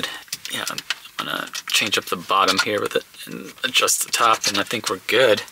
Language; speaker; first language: English; native; English